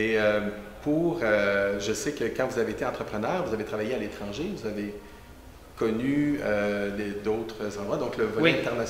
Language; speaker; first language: French; native; French